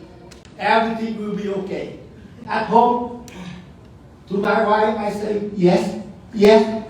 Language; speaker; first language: English; non-native, learner; Vietnamese